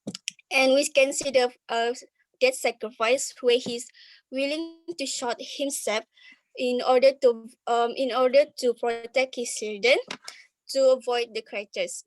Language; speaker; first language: English; non-native, learner; Malay